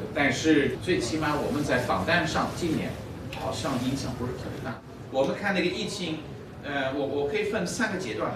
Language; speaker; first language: Chinese; non-native, fluent; English